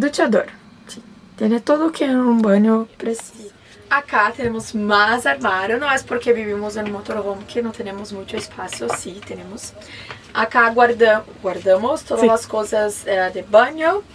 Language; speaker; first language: Spanish; non-native, learner; Portuguese